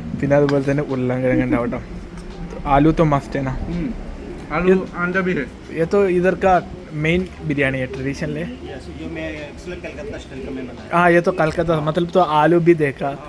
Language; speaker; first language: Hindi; non-native, local second language; Malayalam